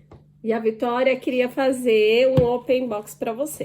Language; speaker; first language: Portuguese; native; Portuguese